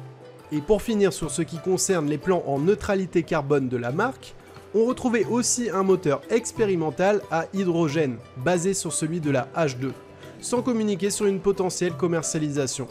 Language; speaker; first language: French; native; French